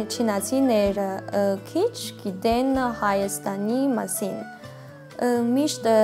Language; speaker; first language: Armenian; non-native, learner; Chinese